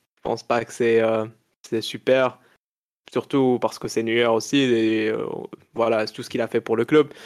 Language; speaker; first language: French; non-native, local second language; Arabic